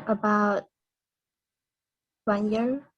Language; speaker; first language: English; non-native, learner; Chinese